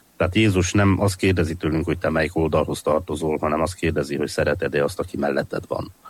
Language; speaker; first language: Hungarian; native; Hungarian